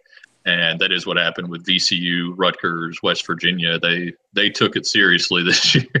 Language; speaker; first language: English; native; English